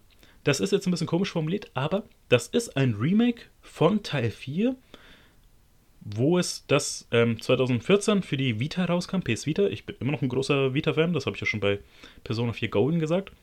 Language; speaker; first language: German; native; German